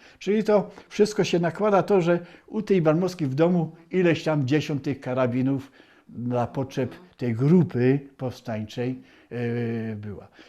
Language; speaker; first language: Polish; native; Polish